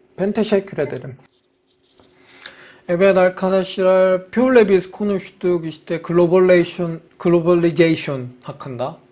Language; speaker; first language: Turkish; non-native, fluent; Korean